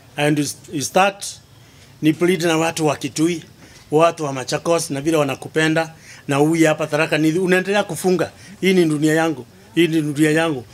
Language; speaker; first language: Swahili; non-native, local second language; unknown